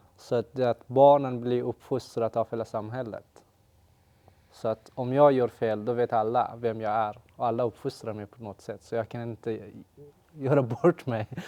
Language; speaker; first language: Swedish; non-native, fluent; Persian